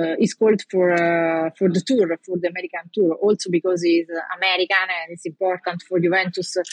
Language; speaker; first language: English; non-native, learner; Italian